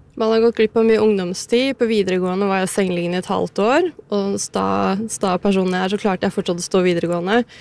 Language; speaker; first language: Norwegian; native; Norwegian